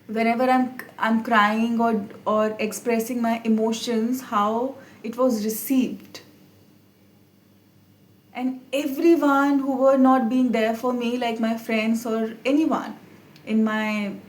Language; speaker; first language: English; non-native, local second language; Hindi